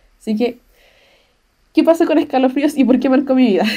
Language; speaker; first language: Spanish; native; Spanish